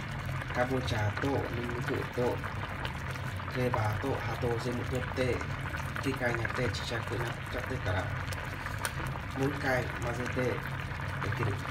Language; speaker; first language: Japanese; non-native, learner; Vietnamese